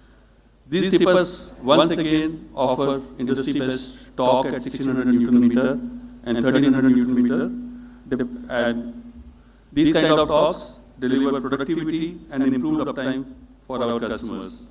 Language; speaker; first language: English; non-native, local second language; Hindi